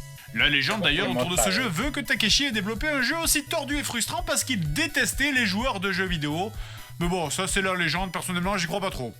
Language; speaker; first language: French; native; French